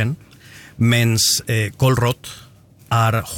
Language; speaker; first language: Norwegian; non-native, fluent; Spanish